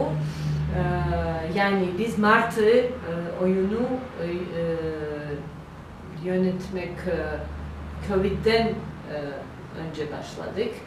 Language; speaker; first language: Turkish; non-native, learner; Georgian